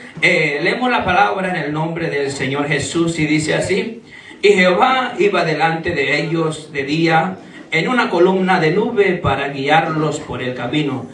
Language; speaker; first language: Spanish; native; Spanish